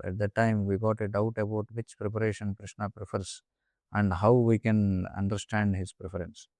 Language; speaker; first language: English; non-native, local second language; Telugu